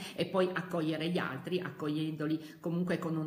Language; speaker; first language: Italian; native; Italian